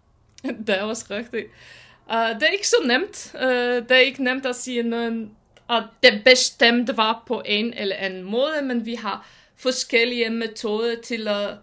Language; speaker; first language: Danish; non-native, fluent; Polish